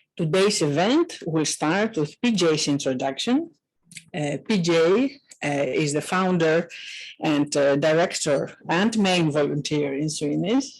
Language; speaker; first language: English; non-native, fluent; Greek